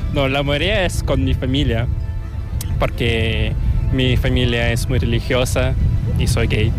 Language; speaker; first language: Spanish; non-native, fluent; Korean